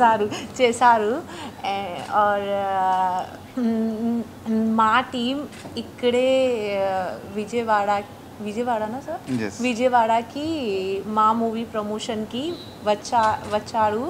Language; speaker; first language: Telugu; non-native, learner; Hindi